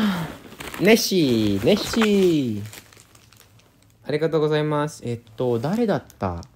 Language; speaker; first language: Japanese; non-native, learner; English